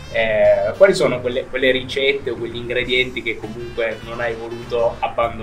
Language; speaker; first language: Italian; native; Italian